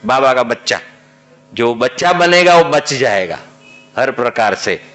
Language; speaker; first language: Hindi; non-native, local second language; Gujarati